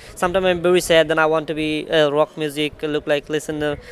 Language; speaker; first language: English; non-native, local second language; Bangla